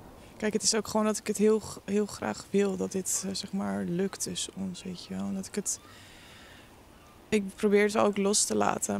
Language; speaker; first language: Dutch; native; Dutch